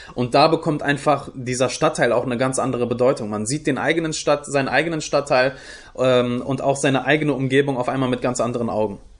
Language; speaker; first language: German; early bilingual, other home language; Turkish